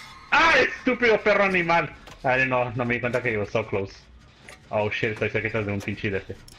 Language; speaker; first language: Spanish; early bilingual, heritage; Spanish